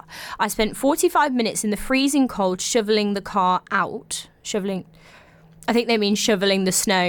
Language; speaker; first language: English; native; English